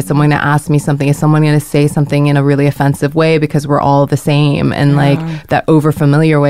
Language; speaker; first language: English; non-native, local second language; Korean